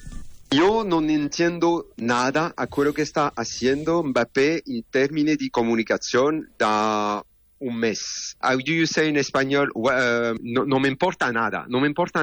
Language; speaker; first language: Spanish; non-native, learner; French